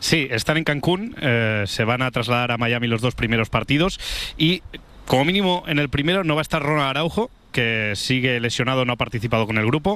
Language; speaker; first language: Spanish; native; Spanish